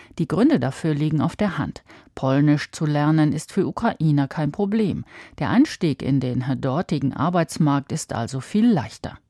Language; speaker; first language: German; native; German